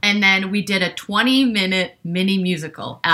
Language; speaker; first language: English; native; English